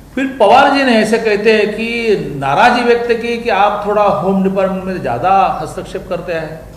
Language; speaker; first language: Hindi; non-native, local second language; Marathi